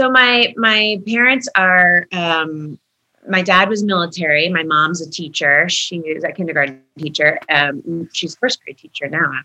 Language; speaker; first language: English; native; English